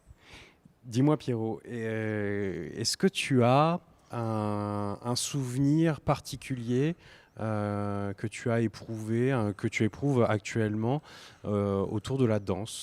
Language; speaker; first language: French; native; French